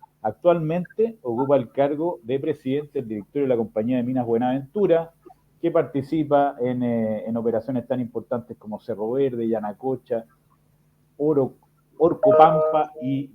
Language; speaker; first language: Spanish; native; Spanish